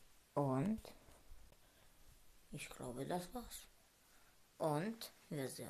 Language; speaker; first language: German; non-native, learner; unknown